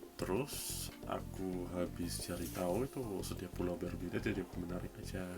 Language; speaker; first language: Indonesian; non-native, fluent; German